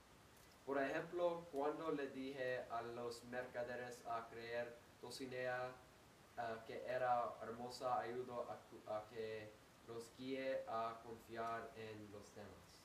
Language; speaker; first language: Spanish; non-native, learner; English